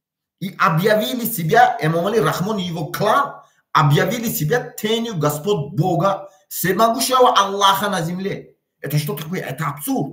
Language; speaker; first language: Russian; non-native, local second language; Tajik